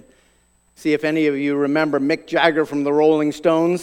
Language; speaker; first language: English; native; English